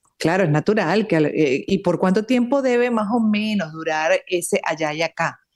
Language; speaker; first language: Spanish; native; Spanish